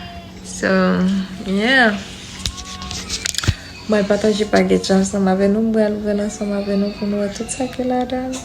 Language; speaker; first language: French; non-native, learner; Haitian Creole